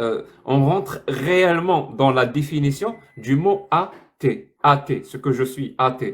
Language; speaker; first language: French; native; French